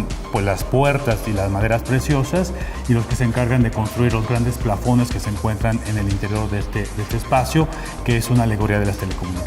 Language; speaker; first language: Spanish; native; Spanish